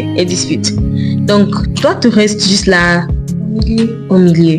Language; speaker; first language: French; non-native, learner; English